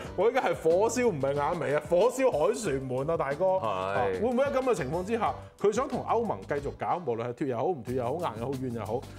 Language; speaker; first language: Cantonese; native; Cantonese